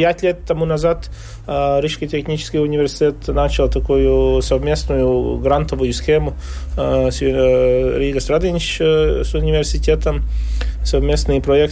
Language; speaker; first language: Russian; non-native, local second language; Latvian